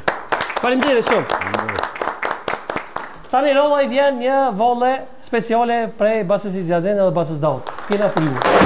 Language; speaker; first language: Albanian; native; Albanian